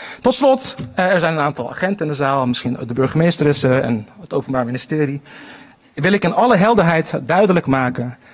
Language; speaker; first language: Dutch; early bilingual, other home language; Turkish